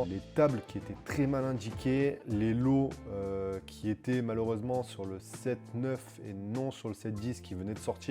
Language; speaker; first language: French; native; French